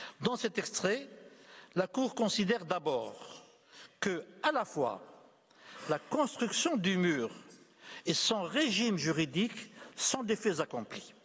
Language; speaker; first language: French; non-native, local second language; Arabic